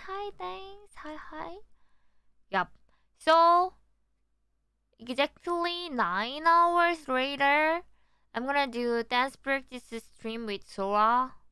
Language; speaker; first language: English; non-native, learner; Korean